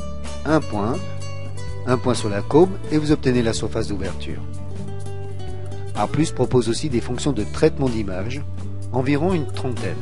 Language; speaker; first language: French; native; French